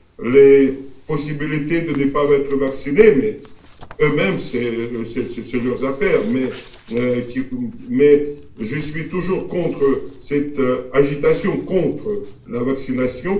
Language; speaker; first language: French; non-native, fluent; Russian